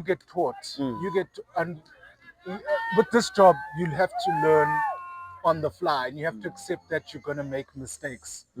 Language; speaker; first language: English; non-native, local second language; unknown